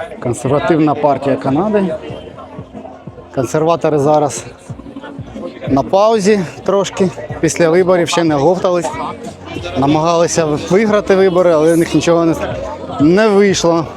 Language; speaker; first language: Ukrainian; native; Ukrainian